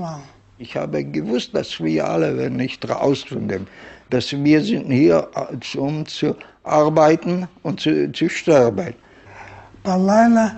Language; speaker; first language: German; non-native, fluent; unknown